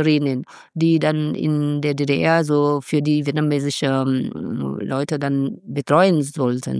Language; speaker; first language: German; non-native, fluent; Vietnamese